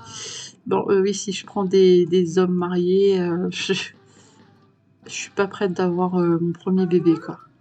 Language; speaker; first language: French; native; French